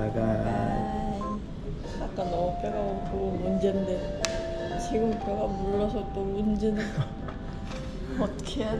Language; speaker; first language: Korean; non-native, learner; Filipino